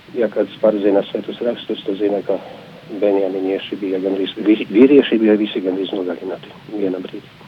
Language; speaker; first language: Latvian; non-native, fluent; Polish